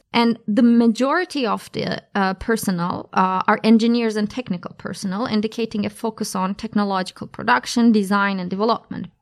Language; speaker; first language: English; non-native, fluent; Turkish